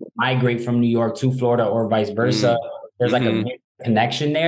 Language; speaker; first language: English; native; English